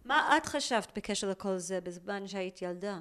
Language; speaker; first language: Hebrew; native; Hebrew